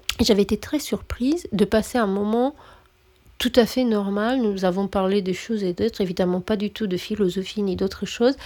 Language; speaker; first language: French; non-native, fluent; Romanian